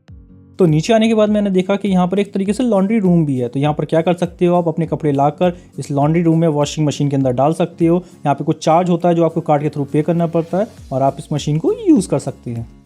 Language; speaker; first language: Hindi; native; Hindi